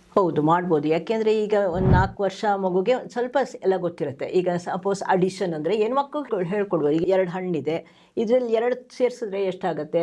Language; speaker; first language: Kannada; native; Kannada